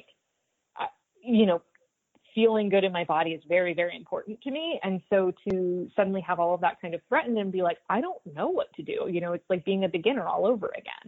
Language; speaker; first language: English; native; English